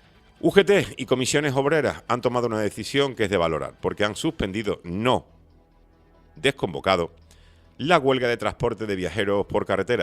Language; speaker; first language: Spanish; native; Spanish